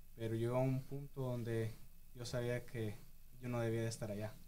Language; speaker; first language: Spanish; early bilingual, heritage; Spanish